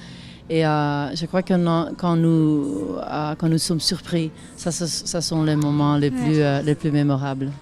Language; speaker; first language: French; non-native, local second language; Dutch